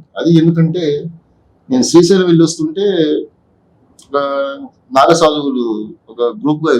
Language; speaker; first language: Telugu; native; Telugu